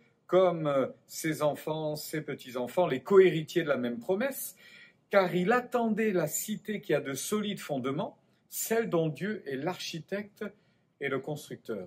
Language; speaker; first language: French; native; French